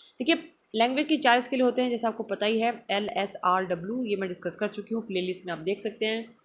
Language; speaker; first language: Hindi; non-native, local second language; Marathi